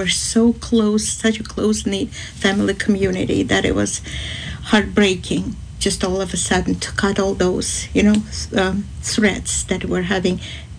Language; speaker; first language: English; non-native, fluent; Azerbaijani